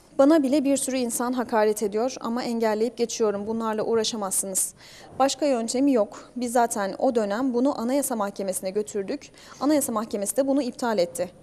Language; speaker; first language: Turkish; native; Turkish